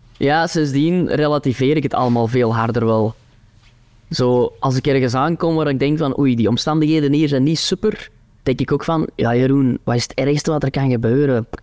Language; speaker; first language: Dutch; native; Dutch